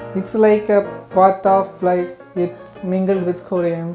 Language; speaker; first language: English; non-native, local second language; Tamil